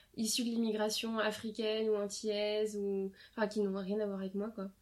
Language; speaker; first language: French; native; French